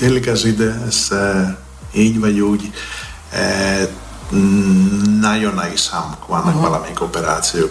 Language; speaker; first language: Hungarian; non-native, learner; Greek